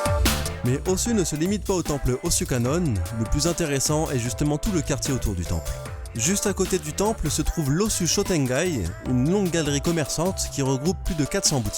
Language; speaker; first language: French; native; French